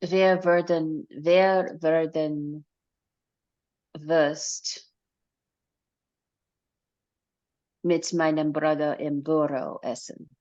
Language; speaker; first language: German; non-native, learner; English